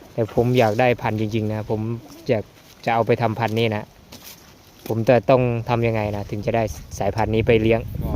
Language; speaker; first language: Thai; native; Thai